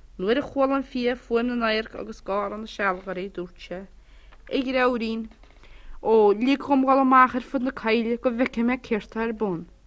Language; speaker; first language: Irish; native; Irish